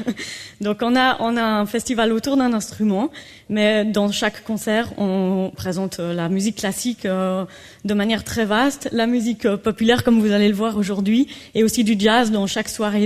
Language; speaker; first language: French; native; French